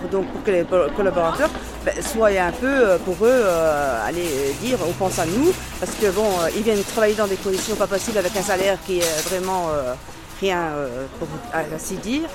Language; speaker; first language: French; native; French